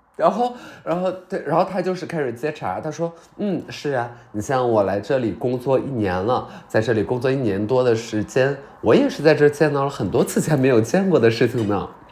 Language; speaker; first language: Chinese; native; Chinese